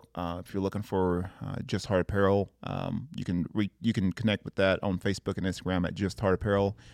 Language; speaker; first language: English; native; English